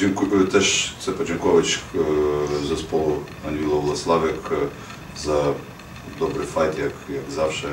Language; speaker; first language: Polish; non-native, fluent; Lithuanian